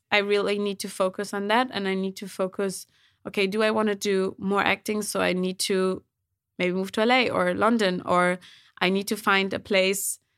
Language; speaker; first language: English; non-native, fluent; German